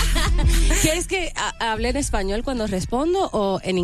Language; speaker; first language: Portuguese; non-native, learner; English